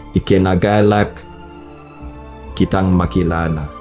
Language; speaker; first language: Filipino; non-native, learner; English